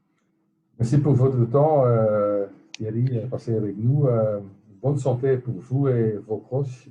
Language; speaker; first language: French; non-native, local second language; Dutch